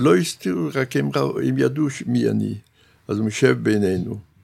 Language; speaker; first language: Hebrew; non-native, fluent; Yiddish